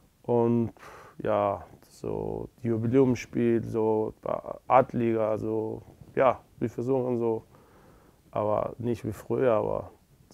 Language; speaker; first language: German; non-native, learner; Persian